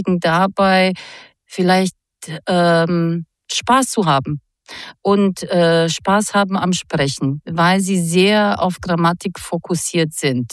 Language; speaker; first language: German; non-native, fluent; Croatian